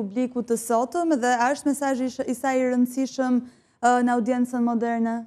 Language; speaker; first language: Albanian; native; Albanian